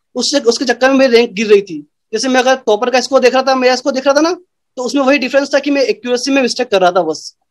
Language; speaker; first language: Hindi; native; Hindi